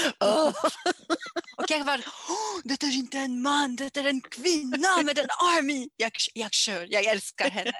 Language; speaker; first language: Swedish; non-native, learner; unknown